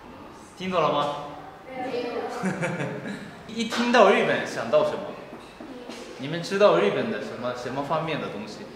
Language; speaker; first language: Chinese; non-native, fluent; Japanese